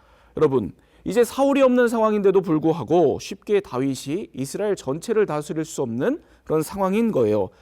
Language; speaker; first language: Korean; native; Korean